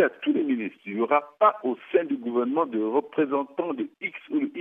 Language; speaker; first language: French; non-native, local second language; Sango